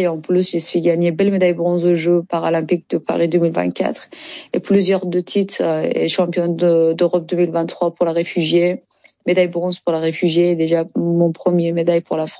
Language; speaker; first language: French; non-native, learner; Persian